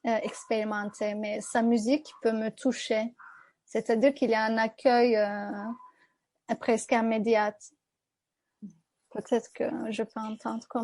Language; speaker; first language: French; non-native, fluent; Turkish